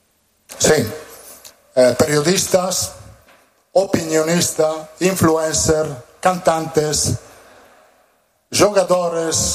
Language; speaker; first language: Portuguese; non-native, learner; Italian